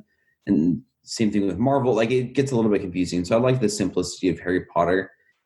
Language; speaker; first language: English; native; English